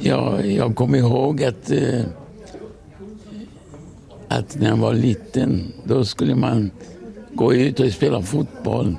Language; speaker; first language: Swedish; early bilingual, other home language; Portuguese